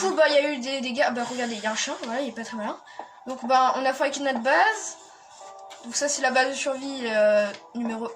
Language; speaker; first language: French; native; French